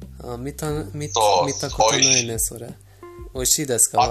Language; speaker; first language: Japanese; non-native, fluent; Persian